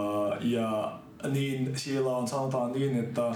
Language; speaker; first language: Finnish; non-native, fluent; Ukrainian